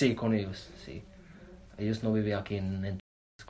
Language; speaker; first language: Spanish; non-native, learner; Arabic